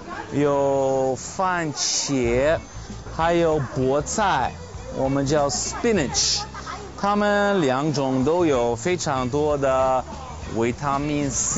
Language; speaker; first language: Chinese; non-native, fluent; English